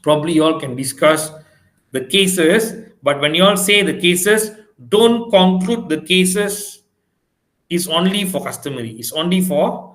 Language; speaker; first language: English; non-native, local second language; Malay